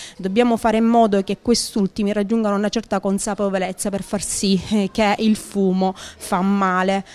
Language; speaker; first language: Italian; native; Italian